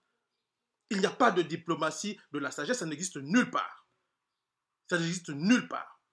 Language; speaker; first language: French; non-native, local second language; Lingala